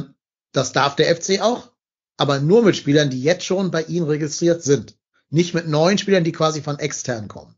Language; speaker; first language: German; native; German